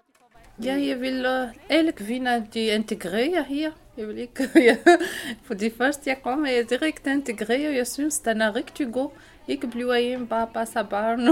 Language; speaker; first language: Danish; non-native, learner; Arabic